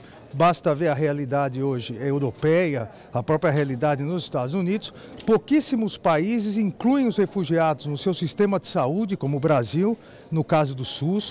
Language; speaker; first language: Portuguese; native; Portuguese